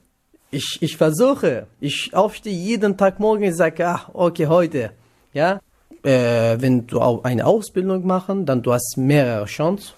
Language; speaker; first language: German; non-native, learner; Kurdish